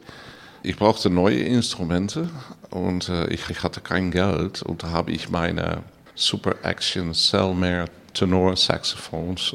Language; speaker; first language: German; non-native, learner; Dutch